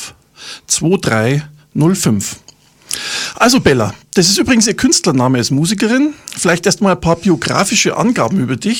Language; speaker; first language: German; native; German